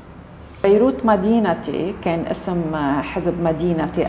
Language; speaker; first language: Arabic; native; Arabic